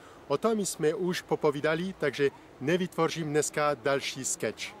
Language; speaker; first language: Czech; non-native, fluent; French